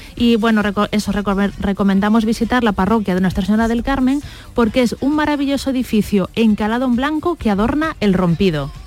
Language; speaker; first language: Spanish; native; Spanish